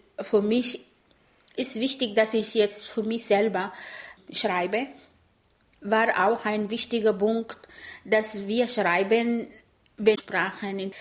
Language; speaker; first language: German; non-native, fluent; Arabic